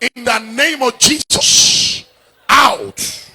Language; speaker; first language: English; non-native, local second language; Yoruba